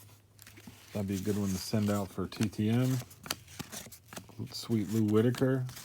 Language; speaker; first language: English; native; English